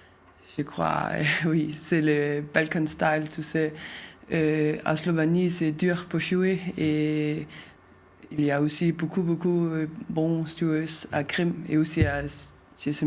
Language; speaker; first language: French; non-native, learner; Danish